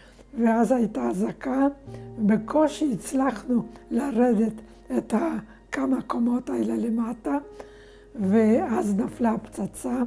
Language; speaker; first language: Hebrew; non-native, fluent; Polish